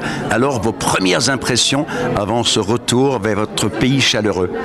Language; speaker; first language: French; native; French